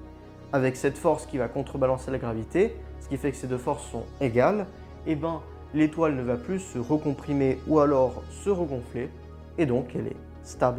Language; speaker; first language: French; native; French